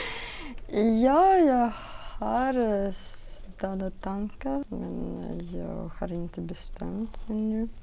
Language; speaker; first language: Swedish; non-native, fluent; Russian